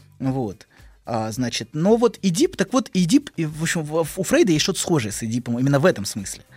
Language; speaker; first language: Russian; native; Russian